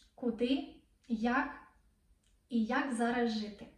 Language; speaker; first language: Ukrainian; non-native, local second language; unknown